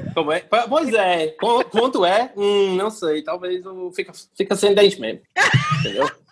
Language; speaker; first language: Portuguese; non-native, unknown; English